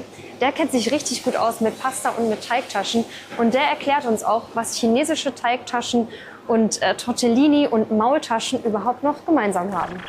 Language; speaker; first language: German; native; German